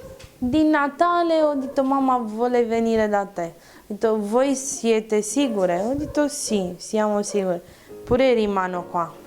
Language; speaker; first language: Italian; non-native, learner; Romanian